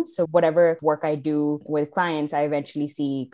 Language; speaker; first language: English; non-native, local second language; Urdu